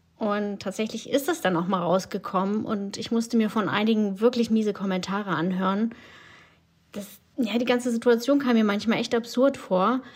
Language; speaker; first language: German; early bilingual, other home language; Russian